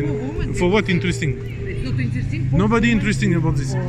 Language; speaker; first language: English; non-native, learner; French